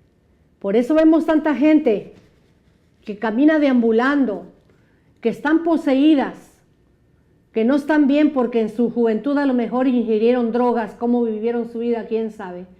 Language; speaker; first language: Spanish; native; Spanish